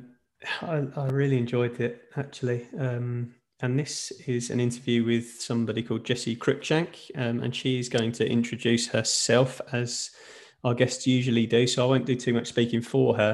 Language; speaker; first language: English; native; English